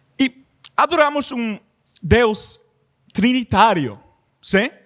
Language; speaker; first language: Portuguese; non-native, learner; English